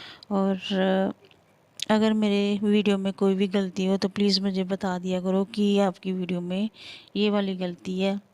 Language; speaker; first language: Hindi; non-native, local second language; Punjabi